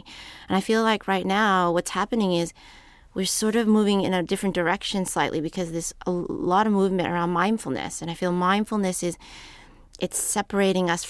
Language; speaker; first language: English; native; English